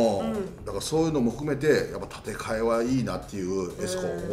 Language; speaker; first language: Japanese; native; Japanese